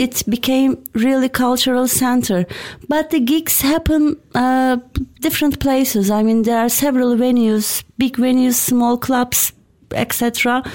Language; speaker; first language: English; non-native, fluent; Turkish